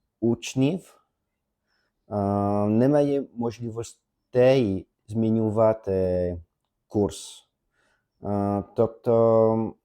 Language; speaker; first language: Polish; non-native, learner; French